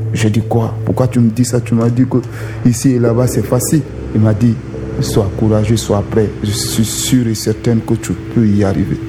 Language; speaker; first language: French; non-native, local second language; Susu